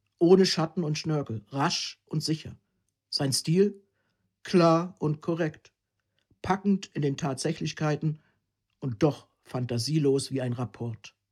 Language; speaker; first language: German; non-native, fluent; Italian